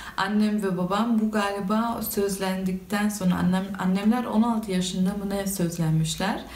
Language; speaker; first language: Turkish; early bilingual, heritage; Turkish